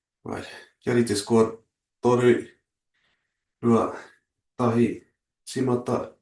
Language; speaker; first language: Māori; non-native, local second language; English